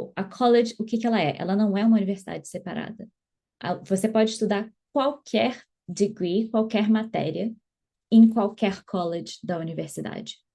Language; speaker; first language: Portuguese; native; Portuguese